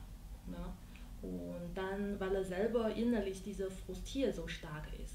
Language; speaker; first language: German; non-native, learner; Chinese